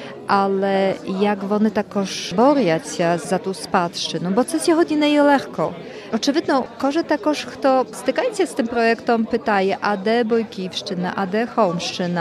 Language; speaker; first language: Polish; non-native, learner; Ukrainian